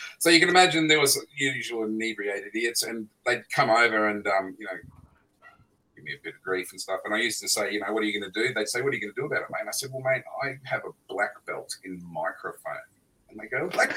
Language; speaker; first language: English; native; English